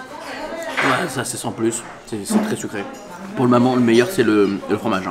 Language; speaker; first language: French; native; French